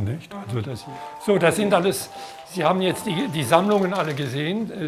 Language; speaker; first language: German; non-native, fluent; French